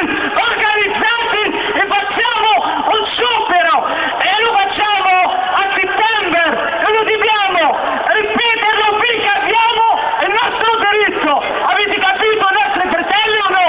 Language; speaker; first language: Italian; non-native, fluent; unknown